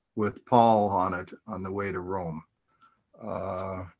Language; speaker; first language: English; native; English